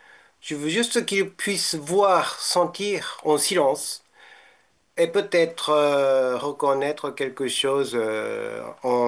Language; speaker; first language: French; non-native, fluent; Japanese